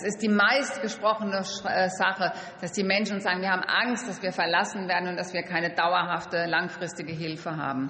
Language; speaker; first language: German; native; German